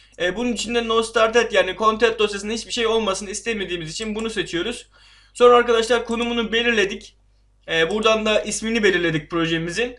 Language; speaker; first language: Turkish; native; Turkish